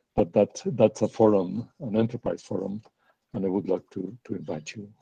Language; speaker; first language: English; non-native, fluent; Spanish